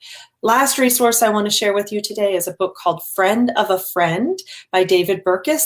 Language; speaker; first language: English; native; English